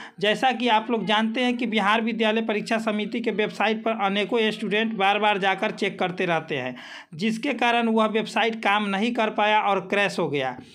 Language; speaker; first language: Hindi; native; Hindi